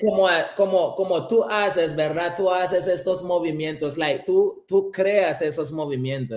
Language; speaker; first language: Spanish; early bilingual, heritage; Spanish